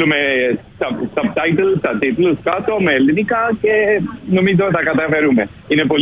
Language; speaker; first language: Greek; non-native, learner; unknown